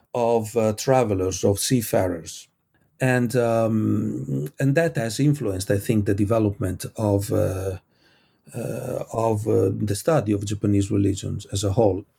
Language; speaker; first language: English; non-native, fluent; Italian